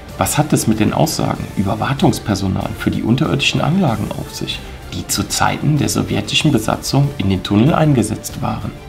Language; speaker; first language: German; native; German